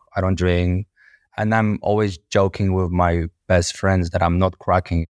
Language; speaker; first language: English; non-native, fluent; Polish